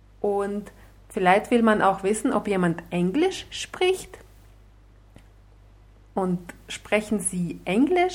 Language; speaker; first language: German; non-native, fluent; Russian